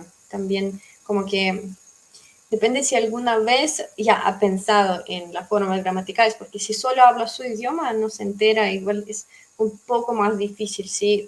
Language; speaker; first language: Spanish; non-native, fluent; Russian